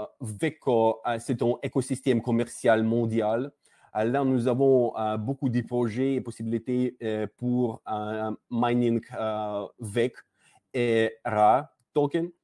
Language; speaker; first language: French; non-native, learner; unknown